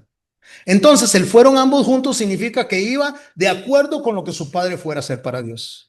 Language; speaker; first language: Spanish; native; Spanish